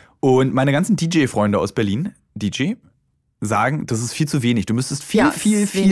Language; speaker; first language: German; native; German